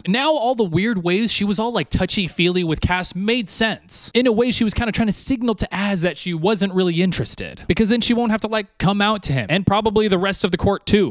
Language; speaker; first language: English; native; English